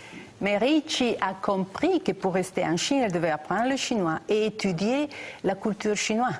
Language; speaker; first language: French; non-native, fluent; Italian